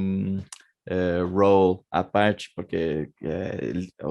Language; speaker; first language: Portuguese; non-native, fluent; Spanish